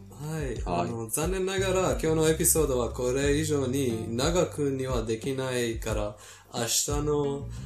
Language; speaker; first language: Japanese; non-native, fluent; Persian